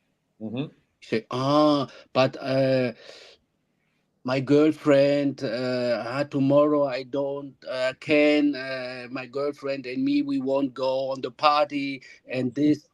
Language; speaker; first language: English; non-native, learner; German